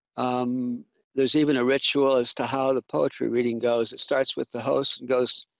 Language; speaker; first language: English; native; English